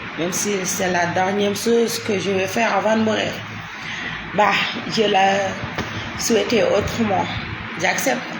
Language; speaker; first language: French; non-native, local second language; Wolof